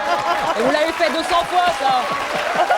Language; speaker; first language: French; native; French